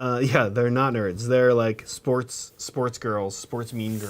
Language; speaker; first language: English; native; English